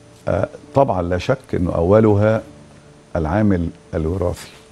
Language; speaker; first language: Arabic; native; Arabic